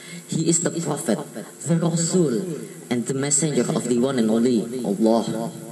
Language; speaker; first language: English; non-native, fluent; Indonesian